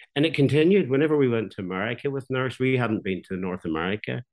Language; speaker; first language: English; native; English